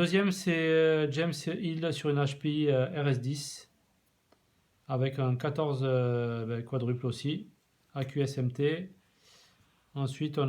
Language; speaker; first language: French; native; French